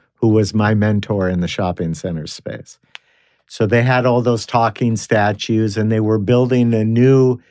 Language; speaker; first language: English; native; English